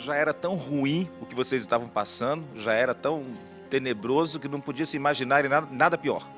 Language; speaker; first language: Portuguese; native; Portuguese